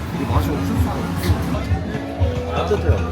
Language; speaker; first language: Korean; native; Korean